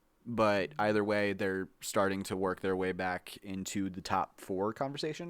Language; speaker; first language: English; native; English